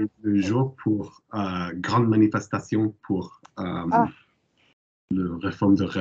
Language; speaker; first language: French; non-native, learner; English